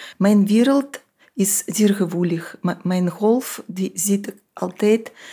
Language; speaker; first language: Dutch; non-native, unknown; Russian